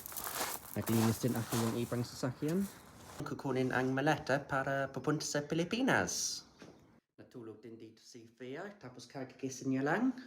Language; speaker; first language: Filipino; non-native, learner; English